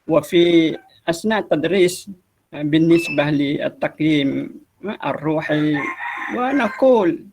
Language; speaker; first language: Arabic; non-native, fluent; Malay